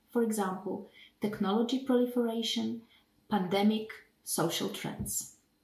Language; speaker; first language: English; non-native, fluent; Polish